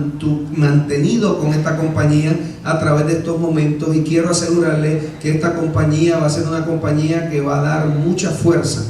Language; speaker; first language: Spanish; native; Spanish